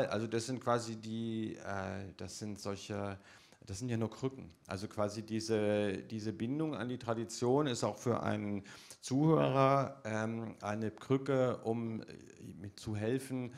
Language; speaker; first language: German; native; German